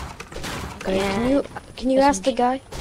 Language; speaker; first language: English; native; English